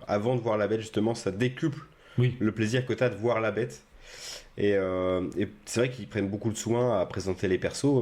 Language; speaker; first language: French; native; French